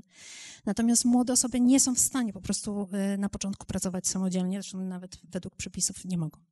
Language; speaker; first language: Polish; native; Polish